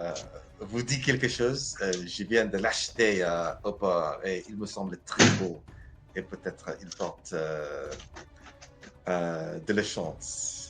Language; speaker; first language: French; non-native, learner; English